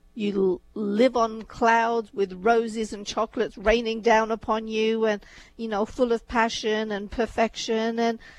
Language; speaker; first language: English; native; English